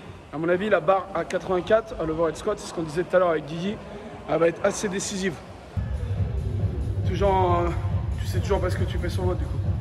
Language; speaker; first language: French; native; French